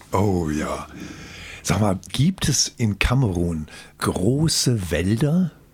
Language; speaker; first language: German; native; German